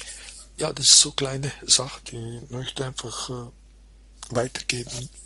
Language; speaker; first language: German; non-native, fluent; Croatian